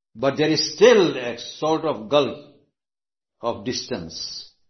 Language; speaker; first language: English; non-native, local second language; Gujarati